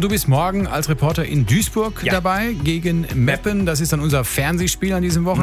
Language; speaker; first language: German; native; German